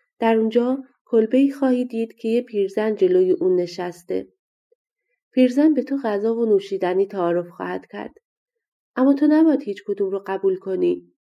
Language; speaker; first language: Persian; native; Persian